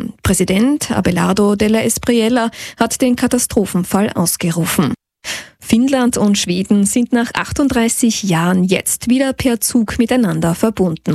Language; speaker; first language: German; native; German